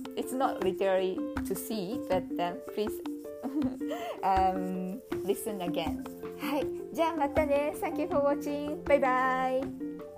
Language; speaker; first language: English; non-native, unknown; Japanese